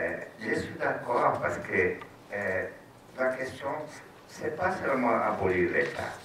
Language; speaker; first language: French; non-native, fluent; Portuguese